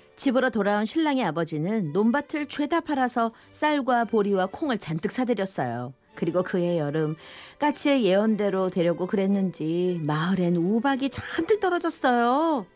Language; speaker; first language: Korean; native; Korean